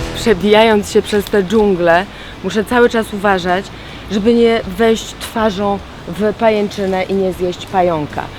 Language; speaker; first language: Polish; native; Polish